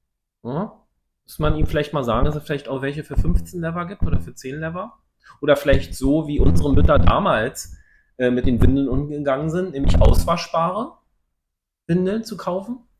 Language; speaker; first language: German; native; German